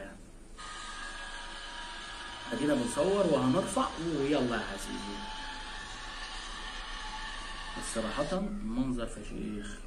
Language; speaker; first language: Arabic; native; Arabic